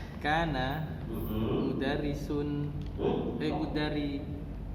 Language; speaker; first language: Arabic; non-native, learner; Indonesian